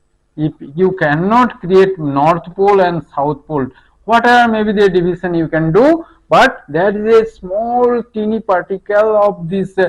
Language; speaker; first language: English; non-native, local second language; Hindi